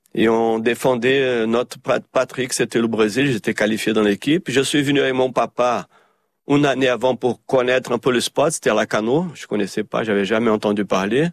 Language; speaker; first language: French; early bilingual, heritage; Portuguese